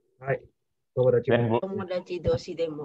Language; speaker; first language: Japanese; non-native, learner; Indonesian